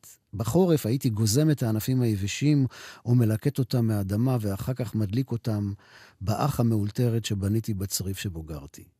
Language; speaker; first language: Hebrew; native; Hebrew